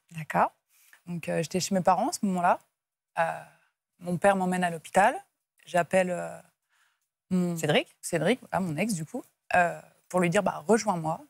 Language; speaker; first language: French; native; French